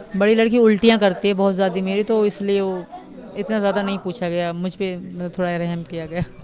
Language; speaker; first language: Urdu; non-native, local second language; Sindhi